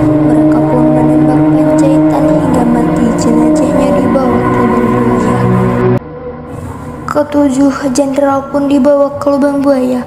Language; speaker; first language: Indonesian; native; Indonesian